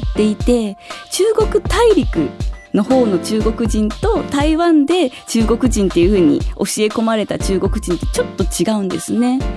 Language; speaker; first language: Japanese; early bilingual, other home language; Chinese